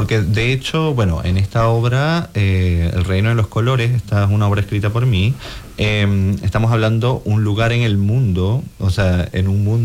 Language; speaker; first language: Spanish; native; Spanish